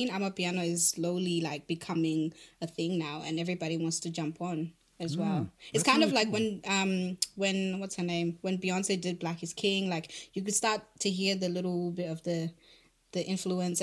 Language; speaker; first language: English; non-native, local second language; Shona